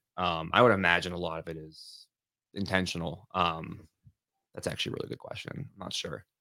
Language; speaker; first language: English; native; English